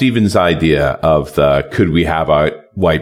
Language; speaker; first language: English; native; English